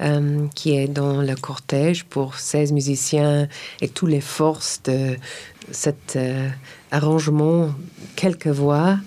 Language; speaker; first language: French; non-native, learner; English